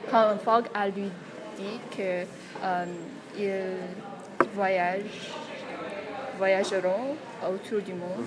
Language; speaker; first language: French; non-native, fluent; English